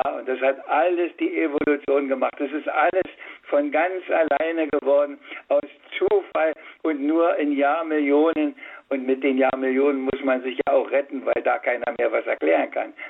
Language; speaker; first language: German; native; German